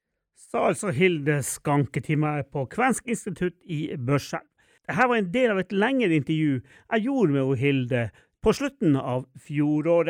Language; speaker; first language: Norwegian; native; Norwegian